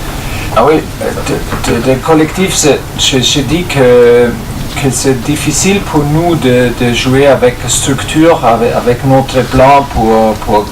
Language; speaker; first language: French; non-native, fluent; German